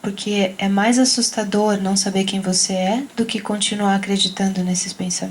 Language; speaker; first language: Portuguese; native; Portuguese